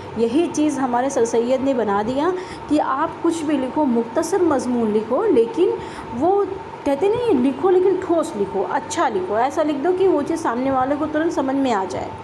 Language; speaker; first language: Urdu; native; Urdu